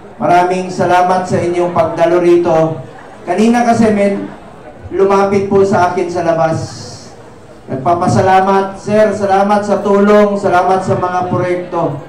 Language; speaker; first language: Filipino; non-native, local second language; Cebuano